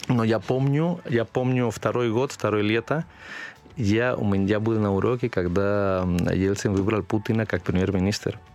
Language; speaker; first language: Russian; non-native, fluent; Spanish